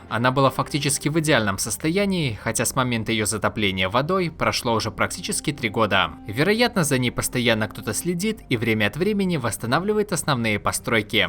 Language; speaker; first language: Russian; native; Russian